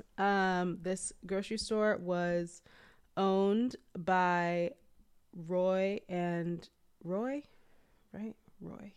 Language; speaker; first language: English; native; English